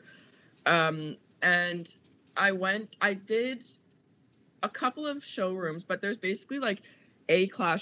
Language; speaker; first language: English; native; English